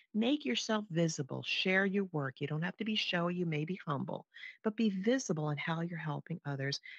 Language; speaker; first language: English; native; English